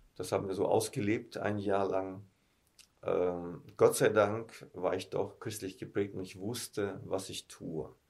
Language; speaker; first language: German; early bilingual, heritage; German